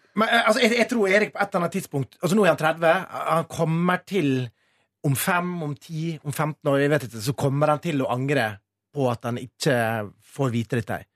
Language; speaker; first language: Norwegian; native; Norwegian